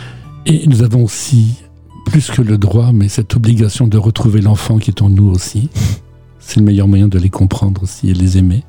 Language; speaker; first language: French; native; French